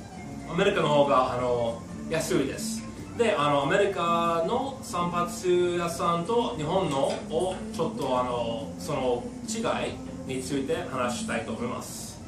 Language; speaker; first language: Japanese; non-native, fluent; English